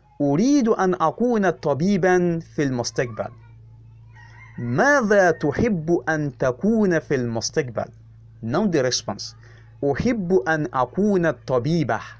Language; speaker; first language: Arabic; non-native, fluent; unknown